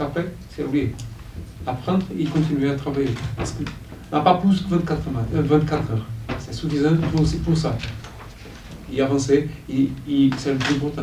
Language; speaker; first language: French; non-native, fluent; Portuguese